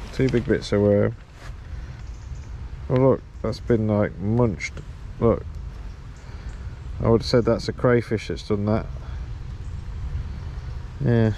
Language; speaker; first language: English; native; English